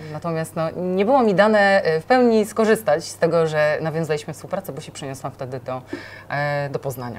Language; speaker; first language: Polish; native; Polish